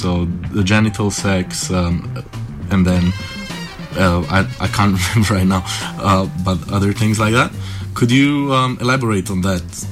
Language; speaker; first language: English; non-native, fluent; Slovenian